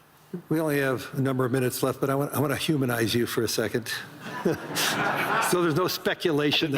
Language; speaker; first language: English; native; English